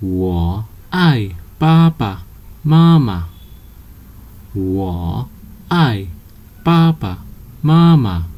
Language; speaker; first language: Chinese; non-native, fluent; Nepali